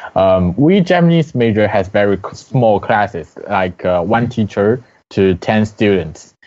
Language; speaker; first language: English; non-native, fluent; Chinese